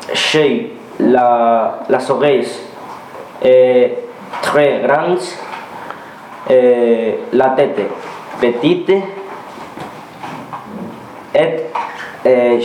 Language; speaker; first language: French; non-native, learner; Spanish